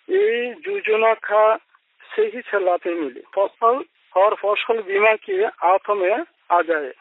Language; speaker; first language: Hindi; non-native, local second language; Bangla